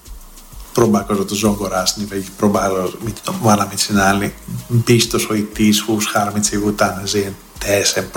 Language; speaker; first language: Hungarian; non-native, fluent; Greek